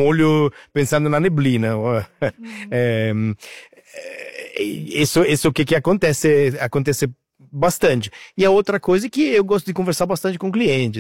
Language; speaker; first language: Portuguese; non-native, fluent; Italian